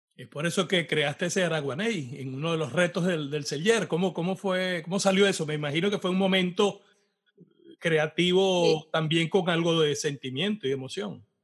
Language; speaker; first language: Spanish; native; Spanish